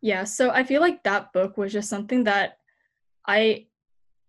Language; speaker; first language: English; native; English